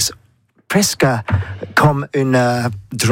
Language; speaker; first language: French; non-native, learner; English